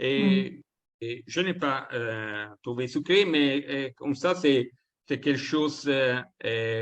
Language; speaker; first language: French; non-native, learner; Italian